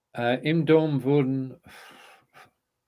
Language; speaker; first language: German; non-native, learner; English